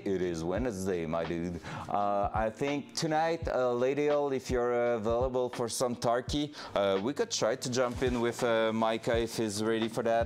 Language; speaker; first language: English; non-native, fluent; French